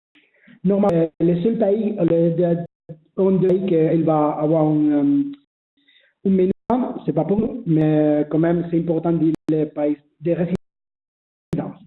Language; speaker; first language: French; non-native, learner; Spanish